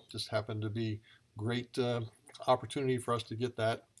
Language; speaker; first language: English; native; English